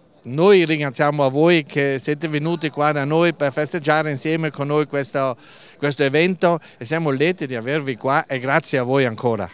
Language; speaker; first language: Italian; non-native, local second language; German